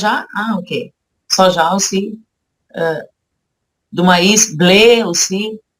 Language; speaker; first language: French; non-native, learner; Portuguese